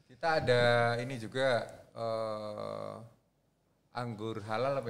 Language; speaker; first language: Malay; non-native, local second language; Javanese